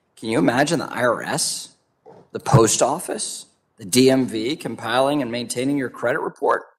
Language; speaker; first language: English; native; English